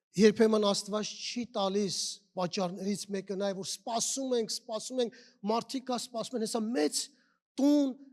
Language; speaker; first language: Armenian; native; Armenian